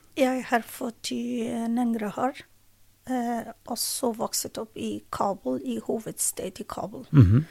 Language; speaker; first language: Norwegian; non-native, learner; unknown